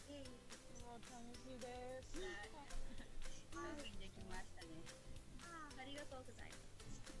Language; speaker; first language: Japanese; non-native, learner; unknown